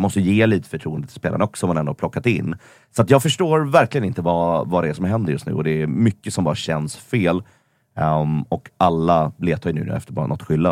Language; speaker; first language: Swedish; native; Swedish